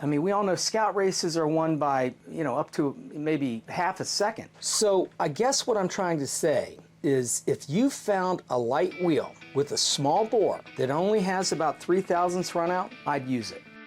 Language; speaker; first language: English; native; English